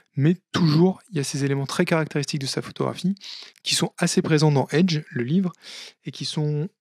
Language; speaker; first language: French; native; French